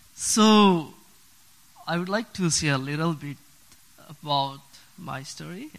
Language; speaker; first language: English; non-native, fluent; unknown